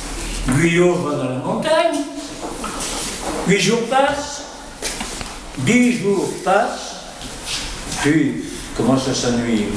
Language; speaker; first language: French; native; French